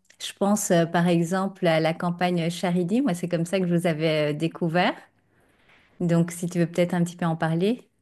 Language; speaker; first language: French; native; French